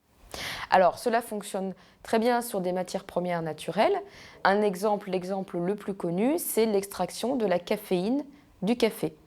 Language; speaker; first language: French; native; French